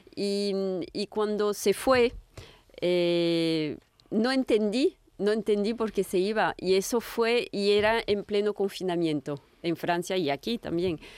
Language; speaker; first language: Spanish; non-native, fluent; French